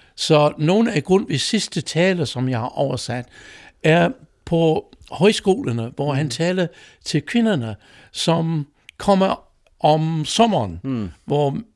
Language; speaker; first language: Danish; non-native, fluent; English